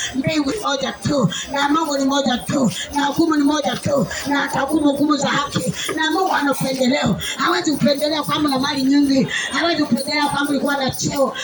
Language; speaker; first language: Swahili; native; Swahili